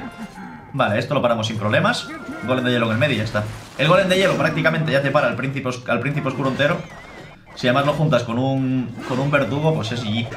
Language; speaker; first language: Spanish; native; Spanish